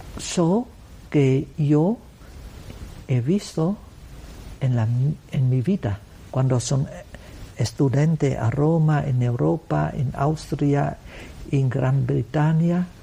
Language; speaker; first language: Spanish; non-native, learner; Vietnamese